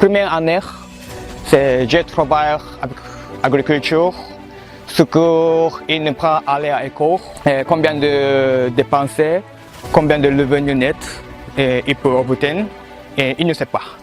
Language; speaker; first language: French; non-native, learner; Japanese